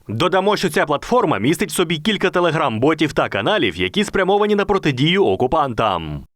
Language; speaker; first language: Ukrainian; native; Ukrainian